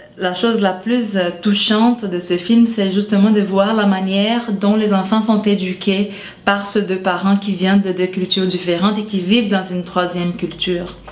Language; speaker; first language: French; non-native, fluent; Portuguese